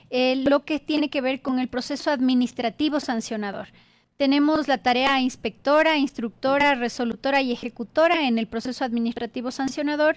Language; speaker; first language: Spanish; native; Spanish